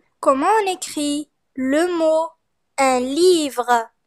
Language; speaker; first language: French; non-native, fluent; Arabic